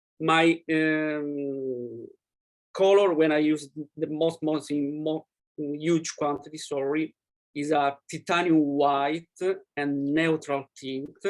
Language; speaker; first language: English; non-native, learner; Italian